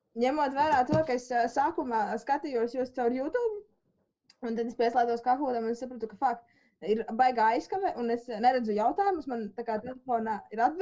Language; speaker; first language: Latvian; non-native, local second language; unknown